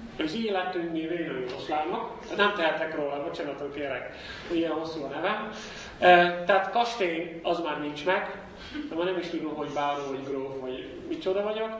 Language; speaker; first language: Hungarian; non-native, fluent; Dutch